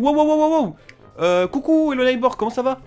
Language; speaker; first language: French; native; French